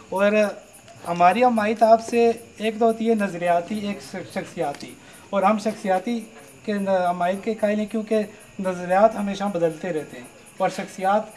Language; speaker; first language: Urdu; non-native, local second language; Pahari-Potwari